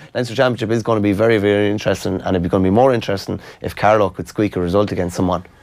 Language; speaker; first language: English; native; English